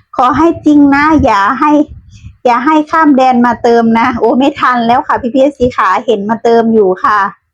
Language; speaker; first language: Thai; native; Thai